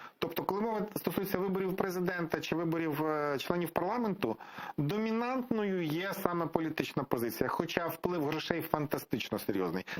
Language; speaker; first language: Ukrainian; native; Ukrainian